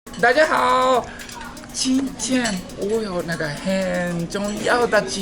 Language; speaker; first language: Chinese; non-native, learner; Japanese